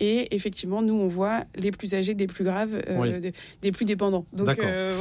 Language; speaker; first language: French; native; French